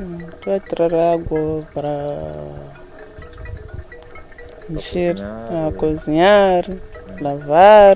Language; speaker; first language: Portuguese; non-native, local second language; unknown